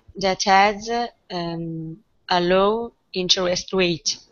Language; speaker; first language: English; non-native, learner; Italian